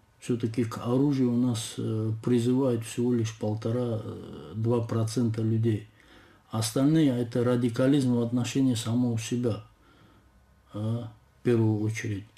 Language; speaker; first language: Russian; non-native, local second language; Lezghian